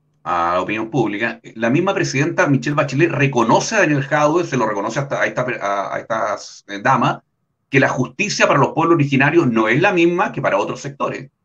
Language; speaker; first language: Spanish; native; Spanish